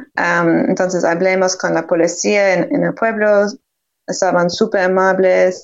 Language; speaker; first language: Spanish; non-native, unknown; English